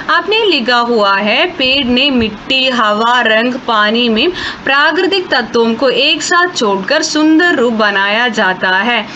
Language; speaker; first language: Hindi; non-native, local second language; Malayalam